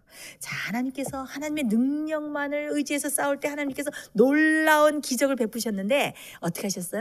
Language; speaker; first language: Korean; native; Korean